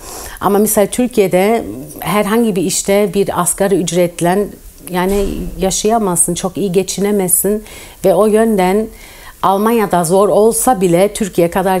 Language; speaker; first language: Turkish; early bilingual, heritage; Turkish